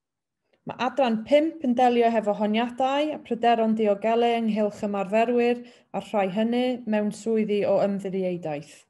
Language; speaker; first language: Welsh; native; Welsh